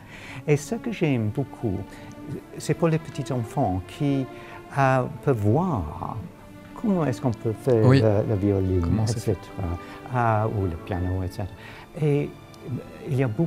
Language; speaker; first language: French; non-native, fluent; English